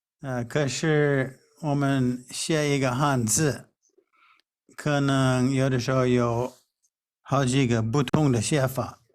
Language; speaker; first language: Chinese; non-native, fluent; English